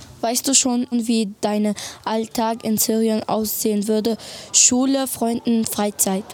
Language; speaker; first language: German; native; German